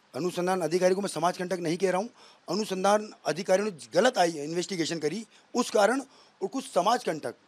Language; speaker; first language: Hindi; native; Hindi